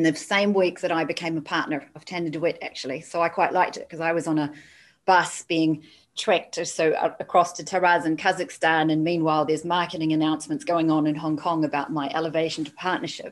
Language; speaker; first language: English; native; English